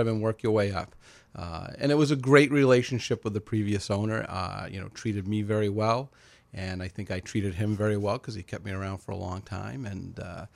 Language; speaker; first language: English; native; English